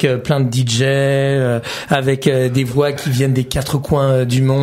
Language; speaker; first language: French; native; French